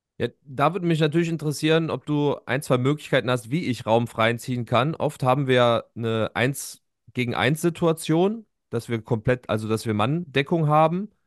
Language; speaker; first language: German; native; German